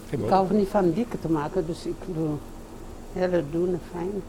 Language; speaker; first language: Dutch; non-native, learner; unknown